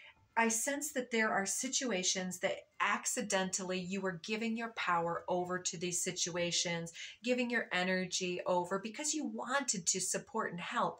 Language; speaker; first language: English; native; English